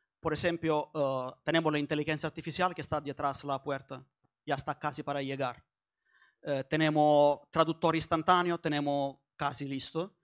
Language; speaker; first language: Spanish; non-native, learner; Italian